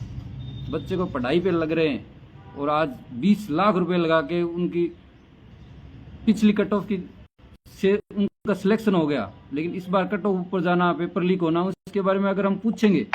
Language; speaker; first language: Hindi; native; Hindi